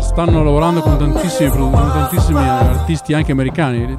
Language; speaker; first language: Italian; native; Italian